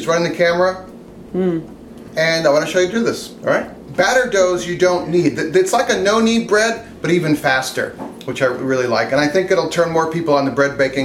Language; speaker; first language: English; native; English